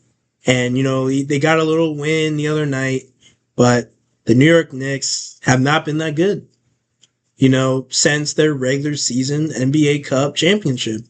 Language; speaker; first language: English; native; English